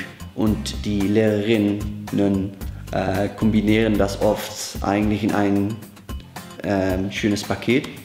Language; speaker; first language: German; non-native, learner; Dutch